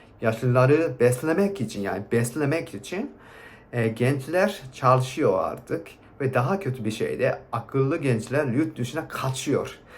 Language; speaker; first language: Turkish; non-native, fluent; Japanese